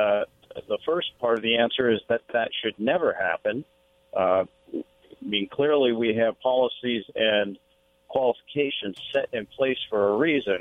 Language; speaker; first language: English; native; English